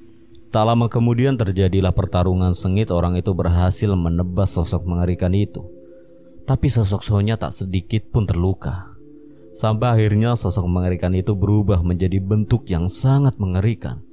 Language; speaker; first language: Indonesian; native; Indonesian